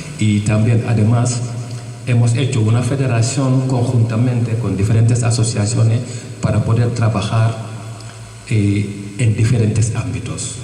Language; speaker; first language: Spanish; non-native, fluent; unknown